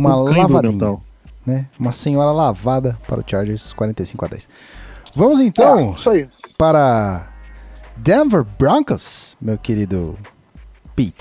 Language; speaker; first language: Portuguese; native; Portuguese